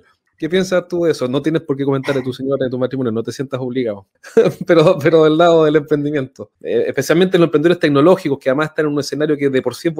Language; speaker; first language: Spanish; native; Spanish